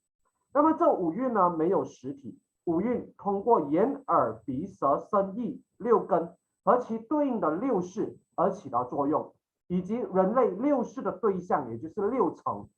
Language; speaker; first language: Chinese; native; Chinese